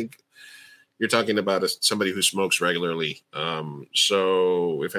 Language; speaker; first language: English; native; English